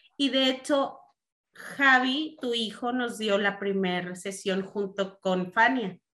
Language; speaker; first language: Spanish; native; Spanish